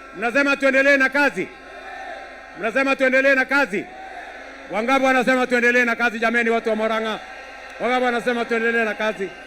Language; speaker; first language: Swahili; non-native, local second language; Kalenjin